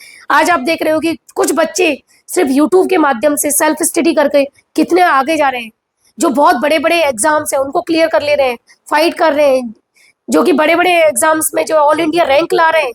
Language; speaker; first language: Hindi; native; Hindi